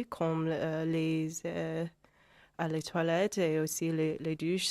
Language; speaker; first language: French; non-native, learner; English